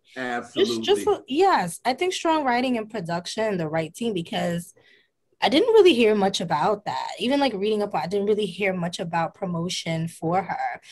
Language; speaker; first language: English; native; English